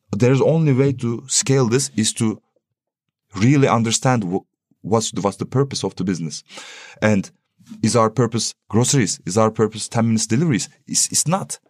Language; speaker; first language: English; non-native, fluent; Turkish